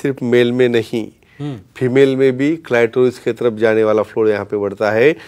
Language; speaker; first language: Hindi; non-native, local second language; Marathi